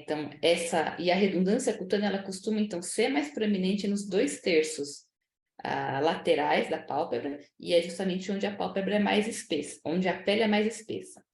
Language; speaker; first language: Portuguese; native; Portuguese